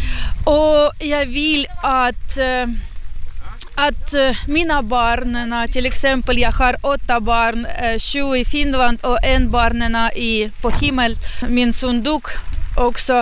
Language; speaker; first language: Swedish; non-native, learner; Ukrainian